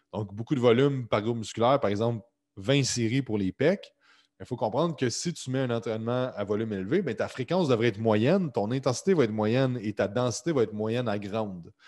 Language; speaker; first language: French; native; French